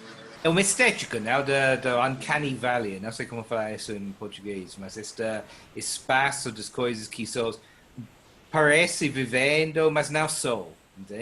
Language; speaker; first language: Portuguese; non-native, learner; English